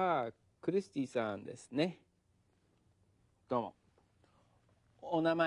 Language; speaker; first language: Japanese; non-native, fluent; English